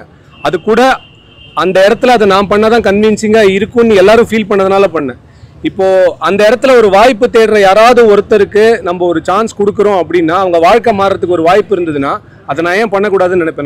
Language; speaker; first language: Tamil; native; Tamil